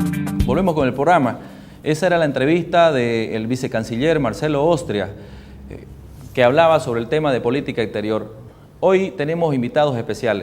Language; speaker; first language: Spanish; native; Spanish